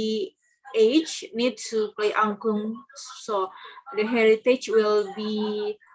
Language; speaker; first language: English; non-native, learner; Indonesian